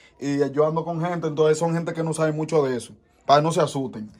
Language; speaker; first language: Spanish; native; Spanish